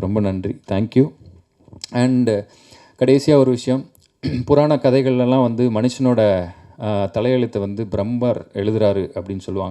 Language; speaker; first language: Tamil; native; Tamil